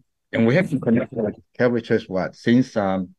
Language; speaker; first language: English; non-native, local second language; Min Nan Chinese